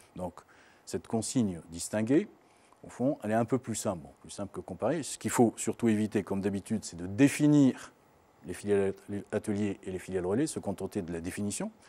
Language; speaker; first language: French; non-native, local second language; Arabic